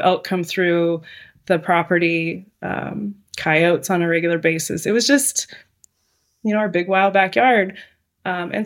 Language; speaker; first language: English; native; English